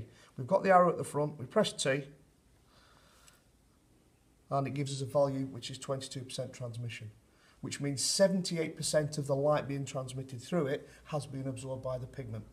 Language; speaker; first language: English; native; English